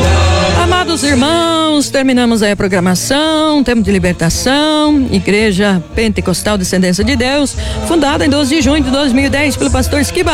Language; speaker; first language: Portuguese; native; Portuguese